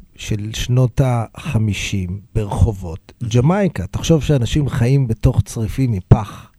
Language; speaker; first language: Hebrew; native; Hebrew